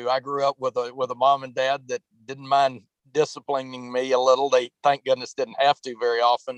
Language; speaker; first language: English; native; English